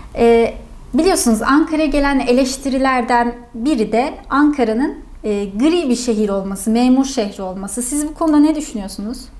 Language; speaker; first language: Turkish; native; Turkish